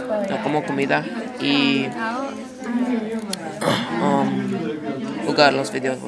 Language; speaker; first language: Spanish; non-native, learner; English